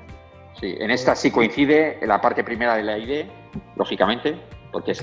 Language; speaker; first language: Spanish; native; Spanish